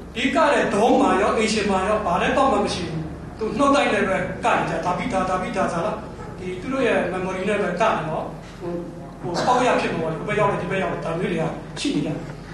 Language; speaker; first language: Burmese; non-native, local second language; Mon